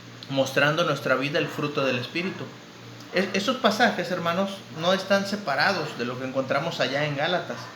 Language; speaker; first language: Spanish; native; Spanish